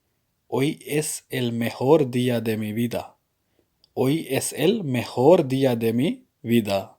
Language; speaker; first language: Spanish; non-native, fluent; Urdu